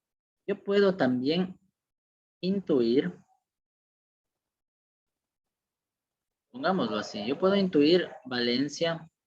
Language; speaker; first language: Spanish; native; Spanish